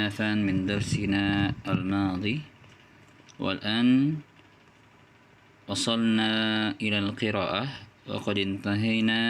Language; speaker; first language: Arabic; non-native, fluent; Indonesian